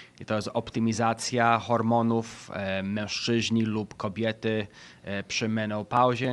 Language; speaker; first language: Polish; early bilingual, heritage; Polish